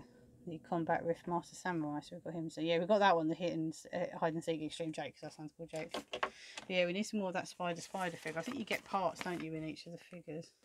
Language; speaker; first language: English; native; English